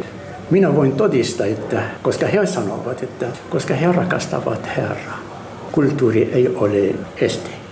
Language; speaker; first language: Finnish; non-native, learner; Arabic